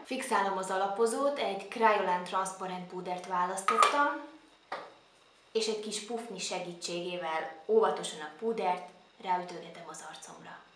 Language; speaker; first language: Hungarian; native; Hungarian